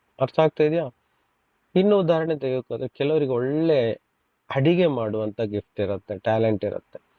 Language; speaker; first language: Kannada; non-native, local second language; Konkani